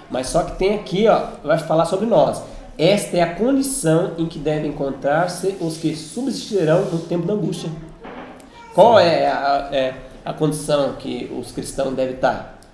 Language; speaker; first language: Portuguese; native; Portuguese